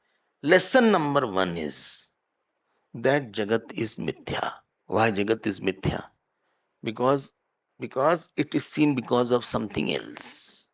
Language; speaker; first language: English; non-native, local second language; Hindi